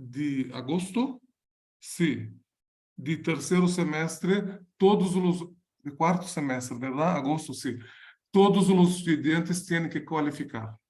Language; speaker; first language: Spanish; non-native, learner; Portuguese